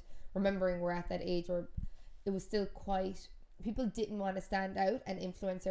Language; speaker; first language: English; native; English